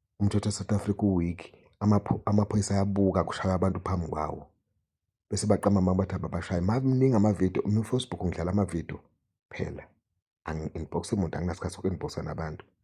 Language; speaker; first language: Zulu; native; Zulu